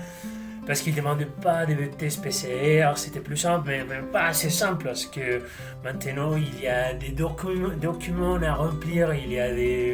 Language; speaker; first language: French; non-native, fluent; Spanish